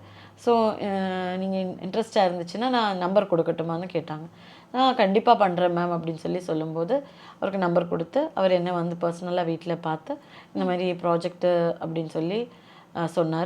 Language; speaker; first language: Tamil; non-native, local second language; Malayalam